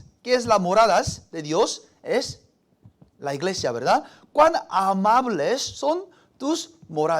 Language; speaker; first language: Spanish; non-native, fluent; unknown